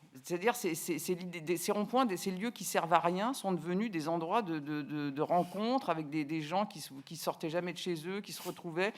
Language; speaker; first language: French; native; French